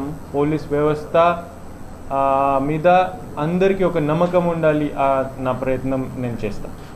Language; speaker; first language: Telugu; non-native, learner; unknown